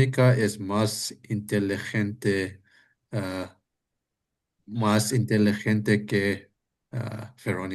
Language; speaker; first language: Spanish; non-native, learner; English